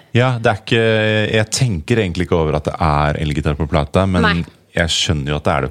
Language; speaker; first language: Norwegian; native; Norwegian